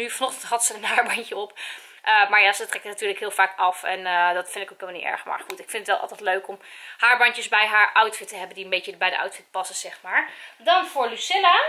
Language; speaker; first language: Dutch; native; Dutch